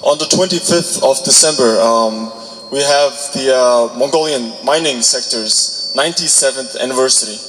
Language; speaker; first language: English; non-native, fluent; Mongolian